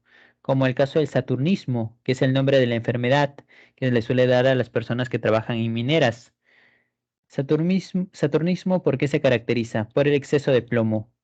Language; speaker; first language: Spanish; native; Spanish